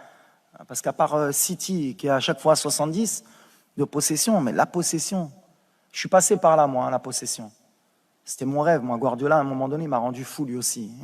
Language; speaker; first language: French; native; French